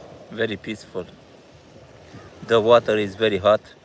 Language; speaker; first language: English; non-native, fluent; Romanian